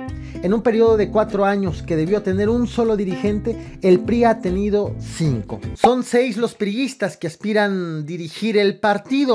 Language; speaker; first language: Spanish; native; Spanish